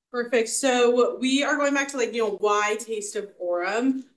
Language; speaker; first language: English; native; English